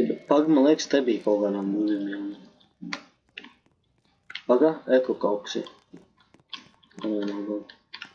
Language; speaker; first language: Latvian; native; Latvian